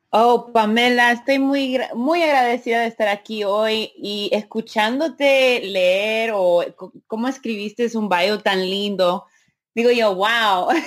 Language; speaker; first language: Spanish; early bilingual, heritage; Spanish